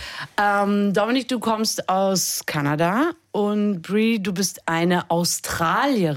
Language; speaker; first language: German; native; German